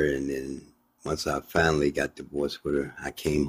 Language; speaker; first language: English; native; English